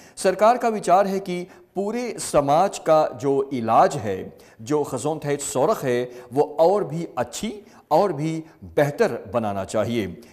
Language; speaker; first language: Hindi; early bilingual, heritage; Hindi